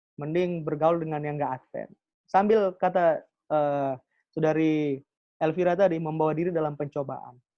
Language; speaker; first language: Indonesian; non-native, local second language; Javanese